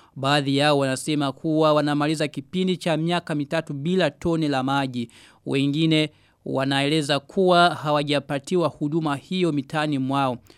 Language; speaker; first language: Swahili; non-native, local second language; Rundi